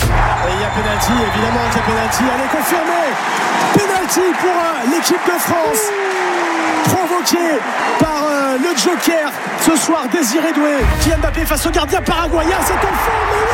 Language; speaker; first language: French; native; French